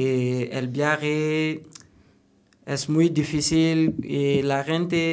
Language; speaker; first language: Spanish; non-native, learner; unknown